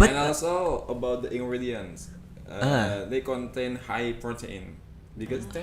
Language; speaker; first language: English; non-native, fluent; Indonesian